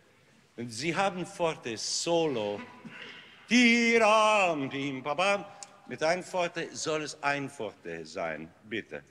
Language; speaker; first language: German; non-native, fluent; English